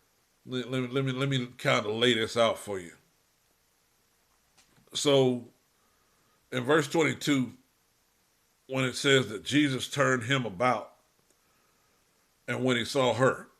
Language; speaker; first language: English; native; English